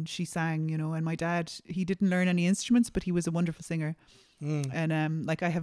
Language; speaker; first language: English; native; English